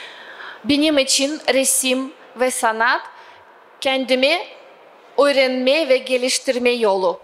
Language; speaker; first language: Turkish; non-native, fluent; Russian